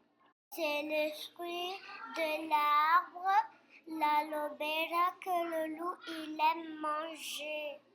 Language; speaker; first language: French; non-native, learner; Portuguese